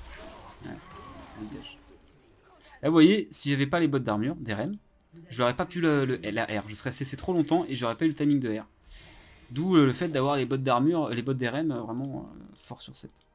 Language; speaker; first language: French; native; French